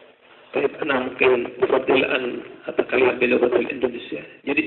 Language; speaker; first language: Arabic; non-native, fluent; Madurese